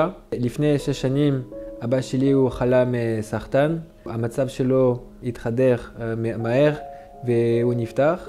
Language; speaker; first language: Hebrew; non-native, fluent; French